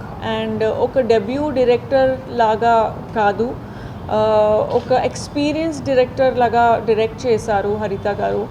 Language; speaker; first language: Telugu; non-native, fluent; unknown